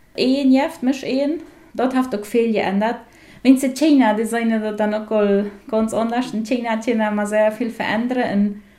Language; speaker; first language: German; non-native, fluent; Plautdietsch